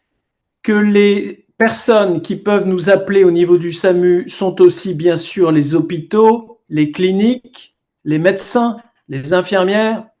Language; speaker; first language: French; native; French